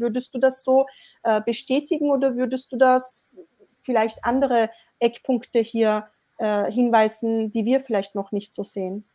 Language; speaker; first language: German; non-native, fluent; Turkish